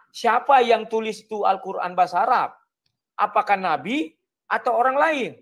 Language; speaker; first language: Indonesian; native; Indonesian